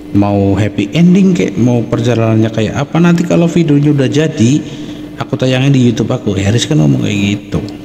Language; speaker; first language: Indonesian; native; Indonesian